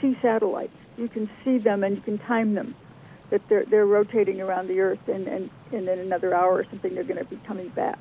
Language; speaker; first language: English; native; English